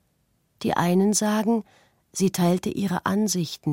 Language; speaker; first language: German; native; German